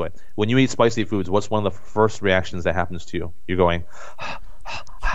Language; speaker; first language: English; native; English